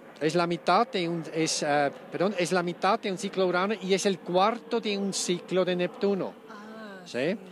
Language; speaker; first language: Spanish; non-native, fluent; German